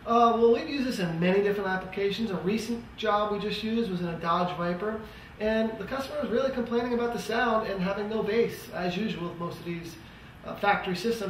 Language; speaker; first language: English; native; English